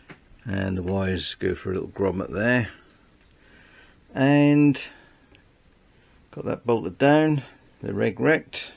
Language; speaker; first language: English; native; English